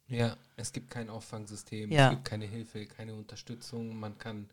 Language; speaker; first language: German; native; German